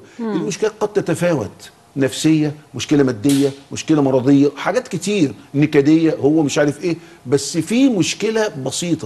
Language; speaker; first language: Arabic; native; Arabic